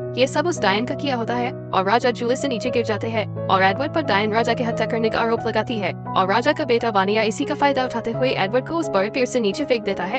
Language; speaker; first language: Hindi; native; Hindi